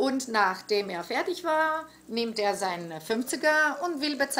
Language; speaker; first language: German; non-native, fluent; Greek